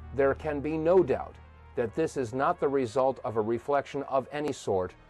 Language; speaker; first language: English; native; English